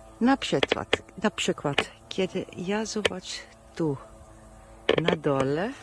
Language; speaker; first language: Polish; non-native, learner; Dutch